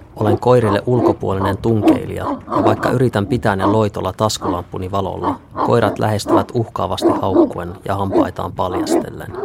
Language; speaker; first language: Finnish; native; Finnish